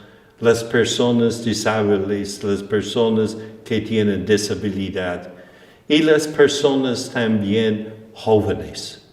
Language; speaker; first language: Spanish; non-native, fluent; English